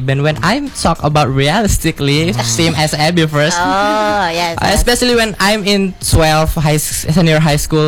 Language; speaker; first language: English; non-native, learner; Indonesian